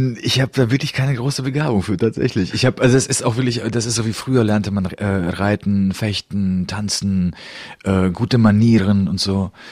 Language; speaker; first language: German; early bilingual, other home language; Polish